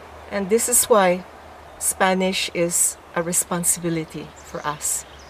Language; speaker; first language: English; non-native, local second language; Filipino